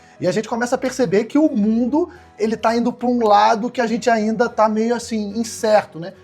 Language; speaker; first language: Portuguese; native; Portuguese